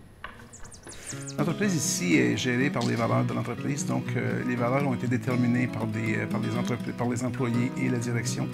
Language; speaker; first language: French; native; French